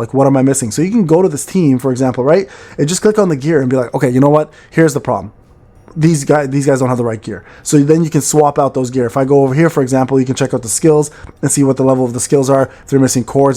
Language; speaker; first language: English; native; English